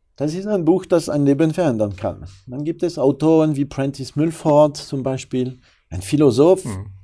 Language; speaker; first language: German; non-native, fluent; French